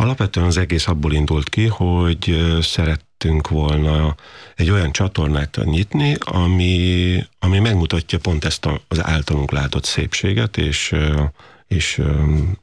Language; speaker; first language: Hungarian; native; Hungarian